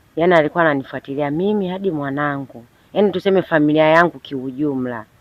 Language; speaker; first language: Swahili; native; Swahili